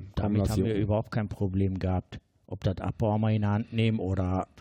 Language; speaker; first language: German; non-native, fluent; Turkish